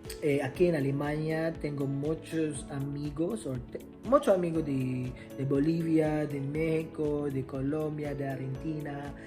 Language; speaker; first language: Spanish; non-native, fluent; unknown